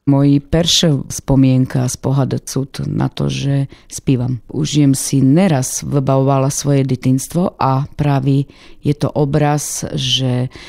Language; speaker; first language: Slovak; non-native, local second language; Rusyn